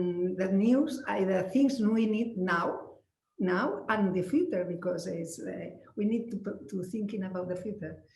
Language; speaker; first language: English; non-native, learner; Spanish